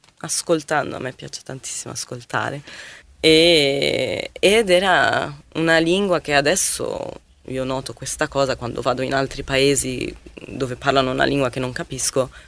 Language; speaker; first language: Italian; non-native, fluent; Arabic